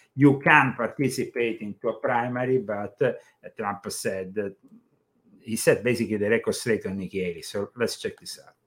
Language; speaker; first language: English; non-native, fluent; Italian